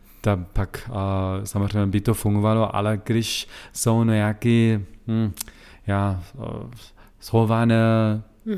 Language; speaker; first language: Czech; non-native, learner; German